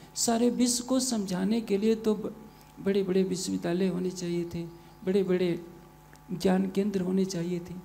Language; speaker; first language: Hindi; native; Hindi